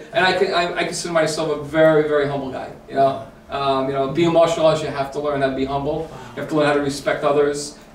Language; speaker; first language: English; native; English